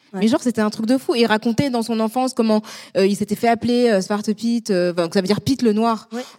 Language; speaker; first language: French; native; French